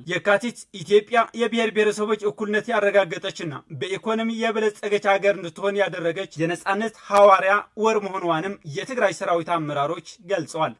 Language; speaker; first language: Amharic; non-native, local second language; Tigrinya